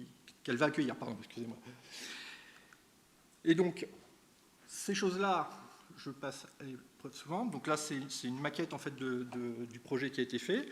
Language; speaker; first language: French; native; French